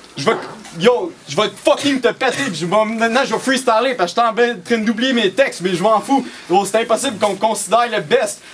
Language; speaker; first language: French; native; French